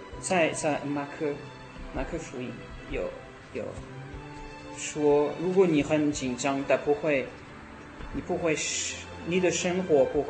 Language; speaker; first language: Chinese; non-native, learner; French